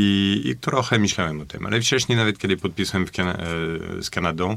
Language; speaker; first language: Polish; non-native, fluent; French